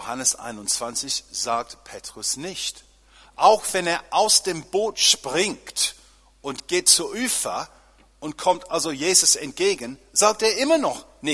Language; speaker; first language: German; non-native, fluent; English